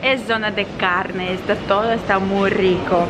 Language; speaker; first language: Spanish; non-native, fluent; Ukrainian